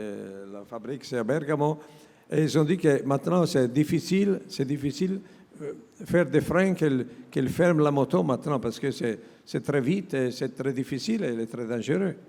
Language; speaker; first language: French; non-native, learner; Italian